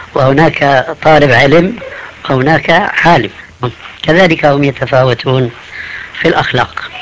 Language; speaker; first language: Arabic; early bilingual, other home language; Albanian